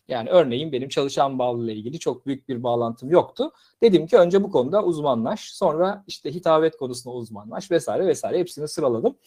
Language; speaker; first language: Turkish; native; Turkish